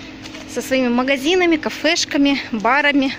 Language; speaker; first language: Russian; native; Russian